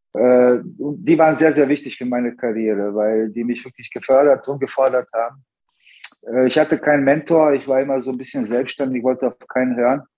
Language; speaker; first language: German; early bilingual, other home language; Serbian